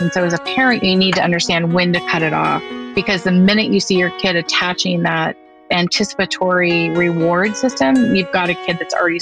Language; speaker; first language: English; native; English